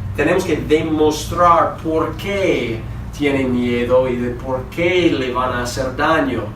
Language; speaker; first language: Spanish; non-native, fluent; English